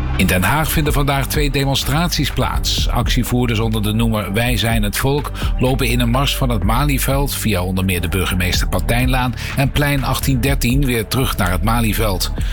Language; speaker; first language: Dutch; native; Dutch